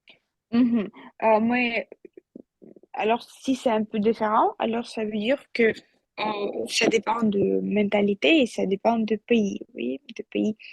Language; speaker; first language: French; non-native, fluent; Russian